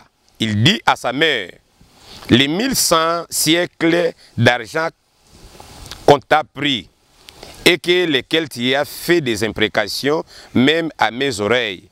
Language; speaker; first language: French; non-native, local second language; Lingala